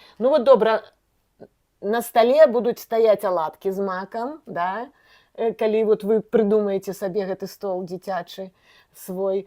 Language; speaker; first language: Belarusian; native; Belarusian